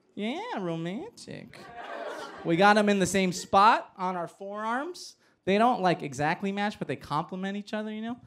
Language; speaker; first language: English; early bilingual, other home language; Spanish